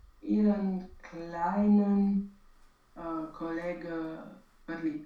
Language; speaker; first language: German; non-native, learner; Romanian